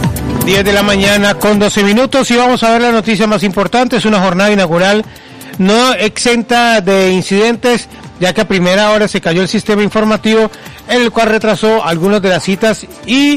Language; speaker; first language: Spanish; native; Spanish